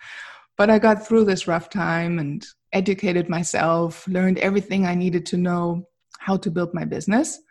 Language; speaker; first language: English; non-native, fluent; German